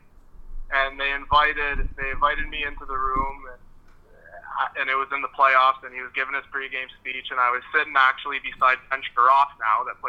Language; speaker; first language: English; non-native, fluent; French